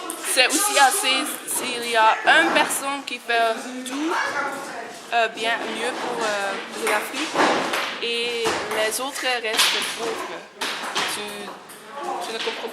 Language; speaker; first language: French; non-native, local second language; Dutch